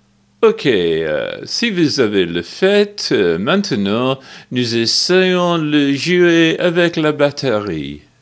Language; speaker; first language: French; non-native, learner; English